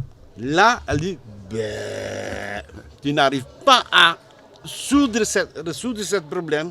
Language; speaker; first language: French; non-native, learner; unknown